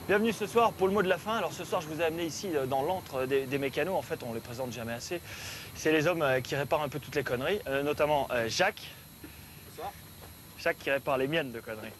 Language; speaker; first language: French; native; French